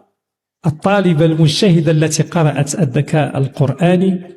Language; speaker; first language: Arabic; native; Arabic